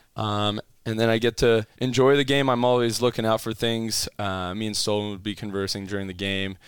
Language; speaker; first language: English; non-native, fluent; French